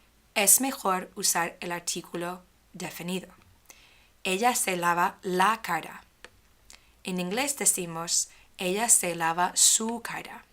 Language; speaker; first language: Spanish; non-native, fluent; English